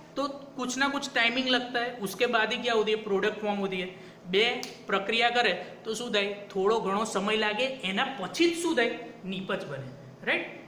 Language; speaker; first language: Hindi; non-native, local second language; Gujarati